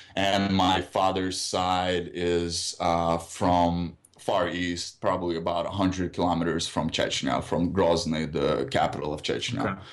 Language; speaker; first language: English; early bilingual, other home language; Russian